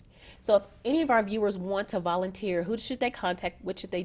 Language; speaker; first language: English; native; English